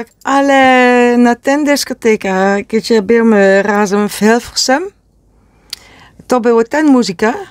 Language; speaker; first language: Polish; non-native, learner; Dutch